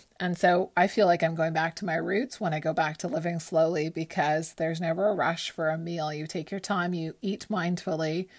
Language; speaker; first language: English; early bilingual, other home language; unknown